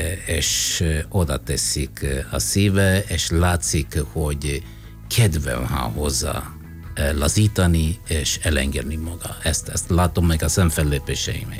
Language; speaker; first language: Hungarian; non-native, learner; Italian